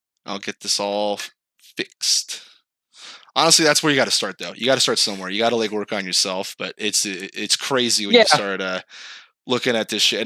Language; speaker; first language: English; native; English